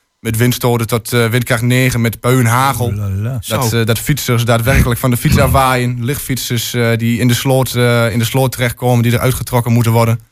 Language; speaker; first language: Dutch; native; Dutch